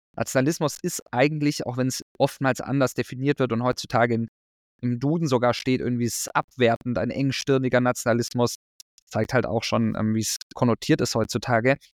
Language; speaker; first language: German; native; German